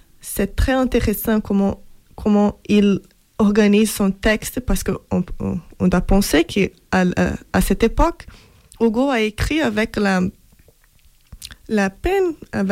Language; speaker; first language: French; non-native, fluent; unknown